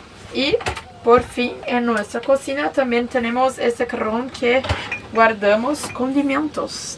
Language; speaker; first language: Spanish; non-native, learner; Portuguese